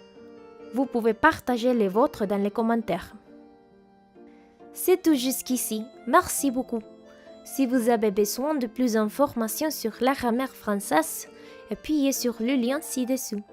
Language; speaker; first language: French; non-native, fluent; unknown